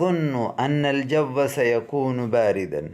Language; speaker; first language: Arabic; non-native, fluent; Urdu